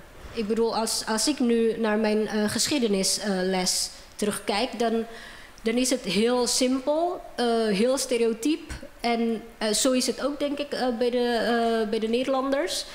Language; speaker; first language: Dutch; non-native, fluent; Indonesian